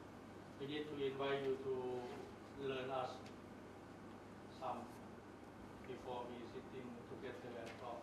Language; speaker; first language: English; non-native, learner; Thai